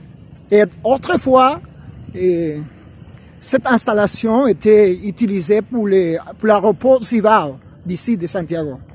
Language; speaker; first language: French; non-native, fluent; Spanish